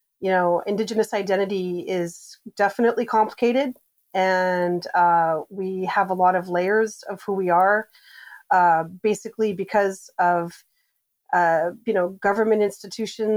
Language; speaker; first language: English; native; English